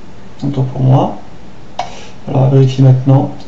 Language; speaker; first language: French; native; French